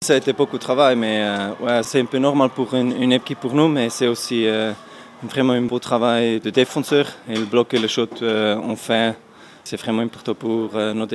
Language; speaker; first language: French; non-native, learner; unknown